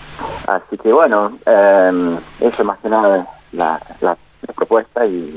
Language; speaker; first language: Spanish; non-native, fluent; English